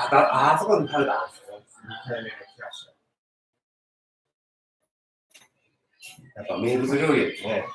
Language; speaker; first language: Japanese; native; Japanese